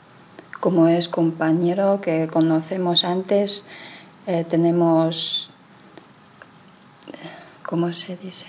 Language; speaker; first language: Spanish; non-native, learner; Chinese